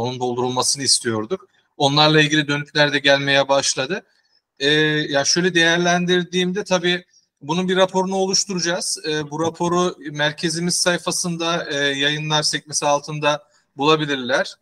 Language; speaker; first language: Turkish; native; Turkish